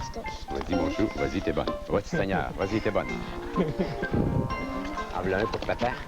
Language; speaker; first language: French; native; French